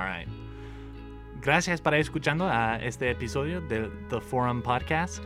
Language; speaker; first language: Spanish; non-native, learner; English